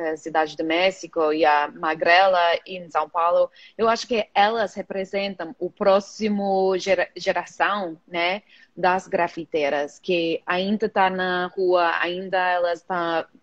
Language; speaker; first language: Portuguese; non-native, fluent; English